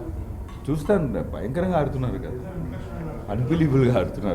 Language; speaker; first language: Telugu; non-native, learner; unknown